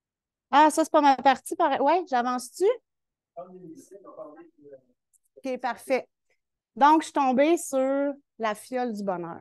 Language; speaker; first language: French; native; French